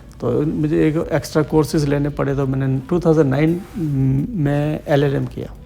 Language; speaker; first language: Urdu; native; Urdu